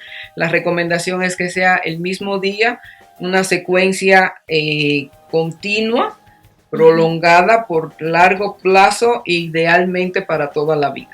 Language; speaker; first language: Spanish; native; Spanish